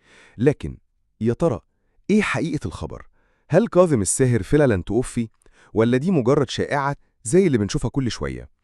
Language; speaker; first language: Arabic; native; Arabic